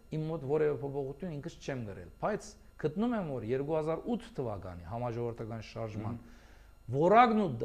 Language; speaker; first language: Armenian; early bilingual, heritage; Armenian